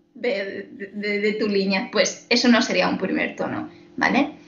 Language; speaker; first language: Spanish; non-native, fluent; Chinese